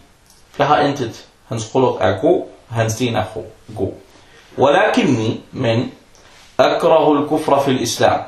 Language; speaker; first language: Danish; non-native, fluent; Arabic